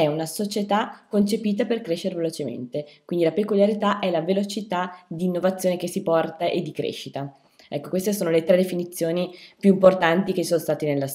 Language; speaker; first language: Italian; native; Italian